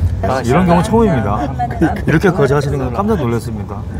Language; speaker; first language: Korean; native; Korean